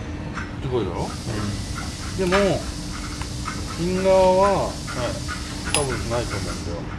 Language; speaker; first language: Japanese; native; Japanese